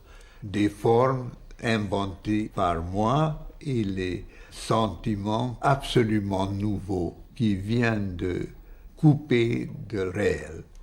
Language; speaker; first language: French; non-native, fluent; Hungarian